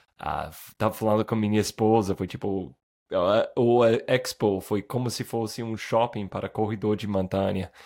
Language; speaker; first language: Portuguese; non-native, fluent; English